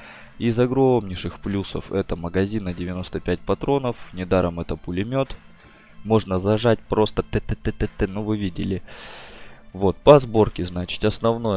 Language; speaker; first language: Russian; native; Russian